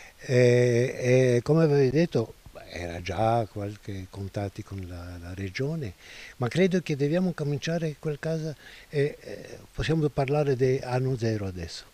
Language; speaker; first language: Italian; non-native, fluent; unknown